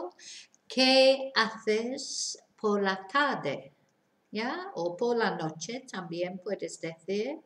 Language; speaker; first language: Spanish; non-native, fluent; English